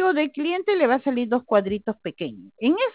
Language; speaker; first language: Spanish; native; Spanish